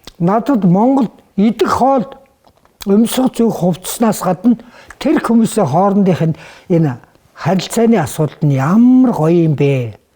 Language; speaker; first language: Mongolian; native; Mongolian